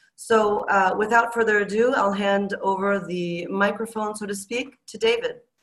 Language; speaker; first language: English; native; English